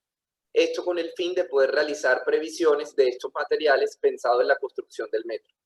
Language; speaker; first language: Spanish; native; Spanish